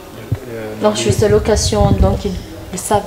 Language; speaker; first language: French; non-native, local second language; Malagasy